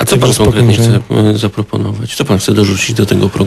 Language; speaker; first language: Polish; native; Polish